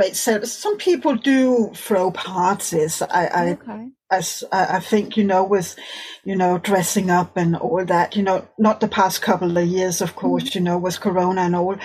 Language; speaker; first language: English; non-native, fluent; Danish